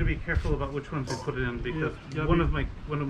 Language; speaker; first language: English; native; English